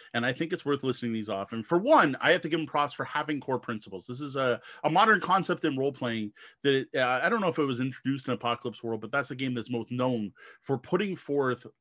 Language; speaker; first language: English; native; English